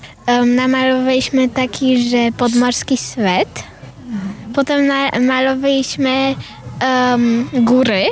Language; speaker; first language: Polish; early bilingual, heritage; Polish